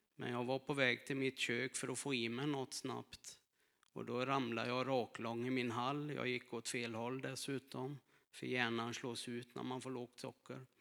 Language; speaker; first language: Swedish; native; Swedish